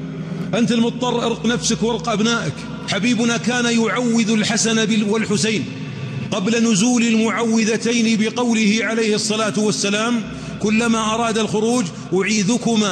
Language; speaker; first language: Arabic; native; Arabic